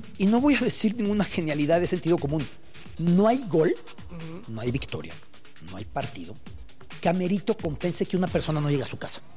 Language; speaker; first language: Spanish; native; Spanish